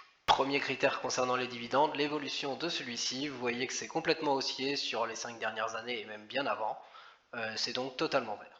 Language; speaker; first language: French; native; French